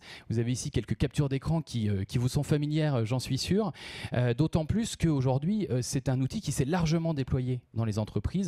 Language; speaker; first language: French; native; French